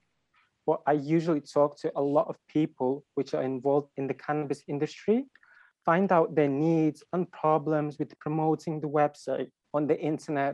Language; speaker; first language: English; non-native, fluent; Ukrainian